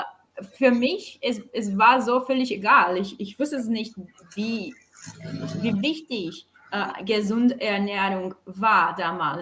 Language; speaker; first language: German; non-native, fluent; Portuguese